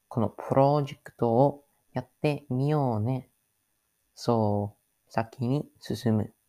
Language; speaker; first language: Japanese; non-native, learner; English